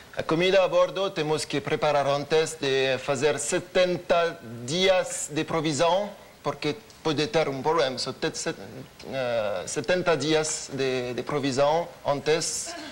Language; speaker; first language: Portuguese; non-native, learner; French